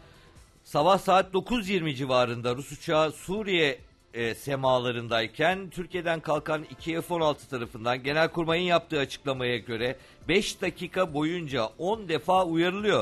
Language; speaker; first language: Turkish; native; Turkish